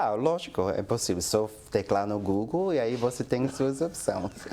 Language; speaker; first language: Portuguese; non-native, fluent; English